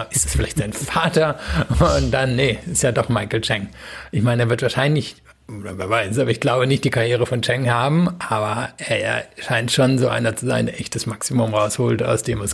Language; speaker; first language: German; native; German